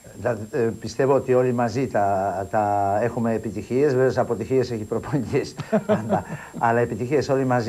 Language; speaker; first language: Greek; non-native, fluent; Polish